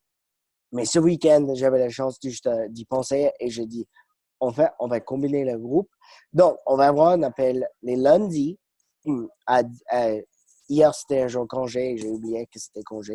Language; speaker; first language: French; non-native, fluent; English